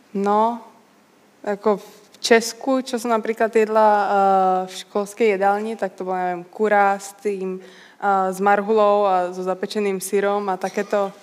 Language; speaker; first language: Slovak; early bilingual, heritage; Slovak